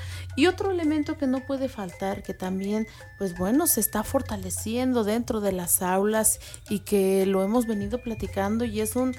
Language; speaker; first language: Spanish; native; Spanish